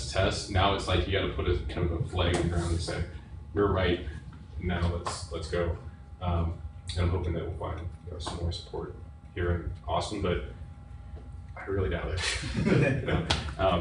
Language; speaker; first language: English; native; English